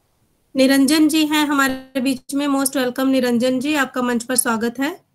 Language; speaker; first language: Hindi; native; Hindi